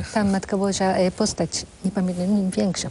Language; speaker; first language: Polish; non-native, fluent; Japanese